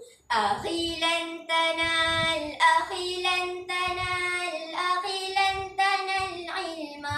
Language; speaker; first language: Arabic; non-native, learner; Malay